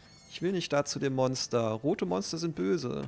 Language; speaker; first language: German; native; German